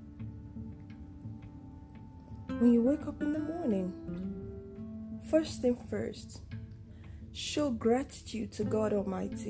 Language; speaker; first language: English; non-native, local second language; Yoruba